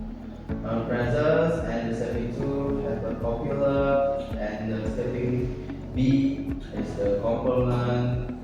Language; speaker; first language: English; non-native, learner; Indonesian